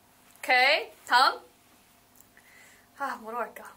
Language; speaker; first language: Korean; non-native, learner; Chinese